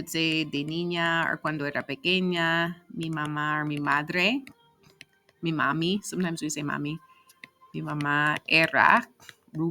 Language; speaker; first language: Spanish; non-native, fluent; English